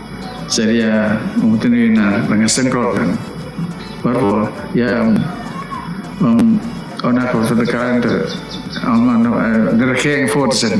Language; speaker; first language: Dutch; non-native, local second language; Minangkabau